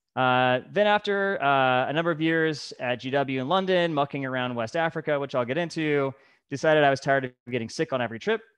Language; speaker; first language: English; native; English